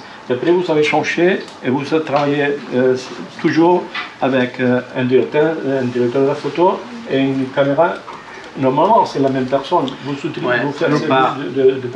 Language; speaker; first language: French; non-native, fluent; Spanish